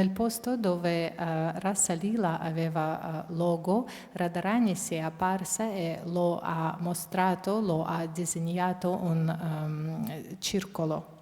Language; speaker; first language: Italian; non-native, fluent; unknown